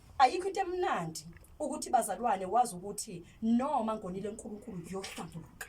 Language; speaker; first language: Zulu; native; Zulu